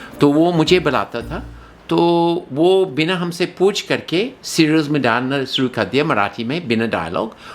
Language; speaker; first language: Hindi; non-native, fluent; English